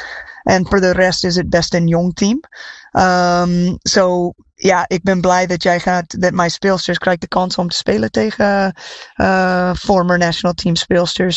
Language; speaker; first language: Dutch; non-native, fluent; English